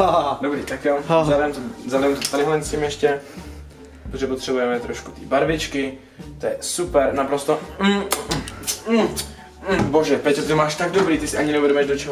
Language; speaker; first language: Czech; native; Czech